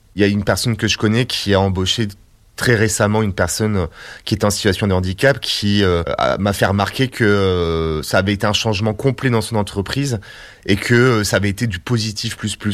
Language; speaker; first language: French; native; French